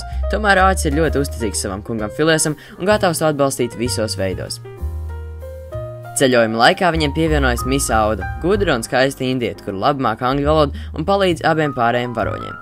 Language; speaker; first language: Latvian; native; Latvian